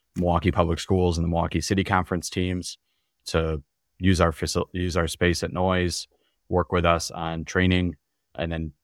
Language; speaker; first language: English; native; English